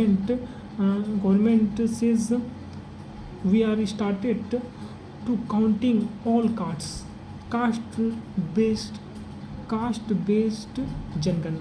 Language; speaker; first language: English; non-native, learner; Hindi